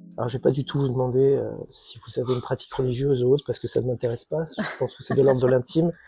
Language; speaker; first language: French; native; French